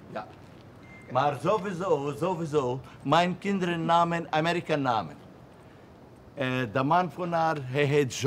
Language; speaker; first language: Dutch; non-native, learner; Arabic